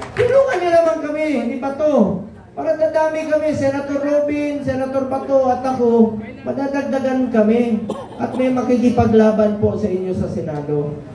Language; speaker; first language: Filipino; non-native, local second language; Cebuano